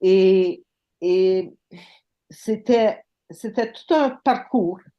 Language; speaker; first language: French; non-native, local second language; English